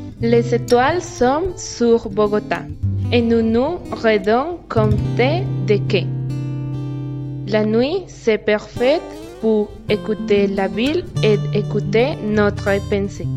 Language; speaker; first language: French; non-native, learner; Spanish